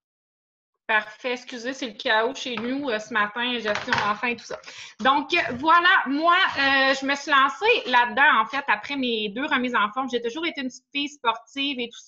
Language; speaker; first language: French; native; French